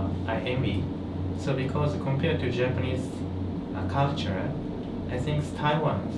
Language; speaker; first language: English; non-native, learner; Japanese